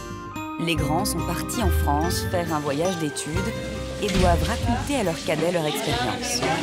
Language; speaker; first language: French; native; French